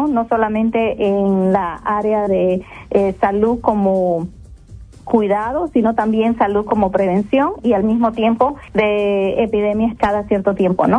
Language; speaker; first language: Spanish; native; Spanish